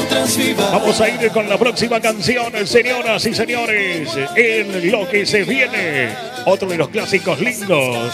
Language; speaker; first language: Spanish; native; Spanish